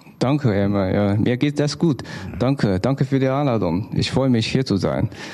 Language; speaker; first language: German; non-native, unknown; Chinese